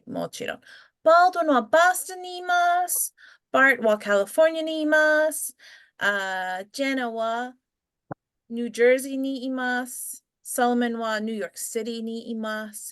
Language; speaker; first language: Japanese; non-native, fluent; English